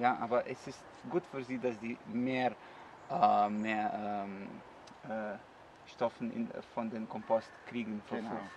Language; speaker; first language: German; non-native, learner; Slovenian